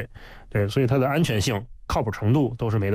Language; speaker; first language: Chinese; native; Chinese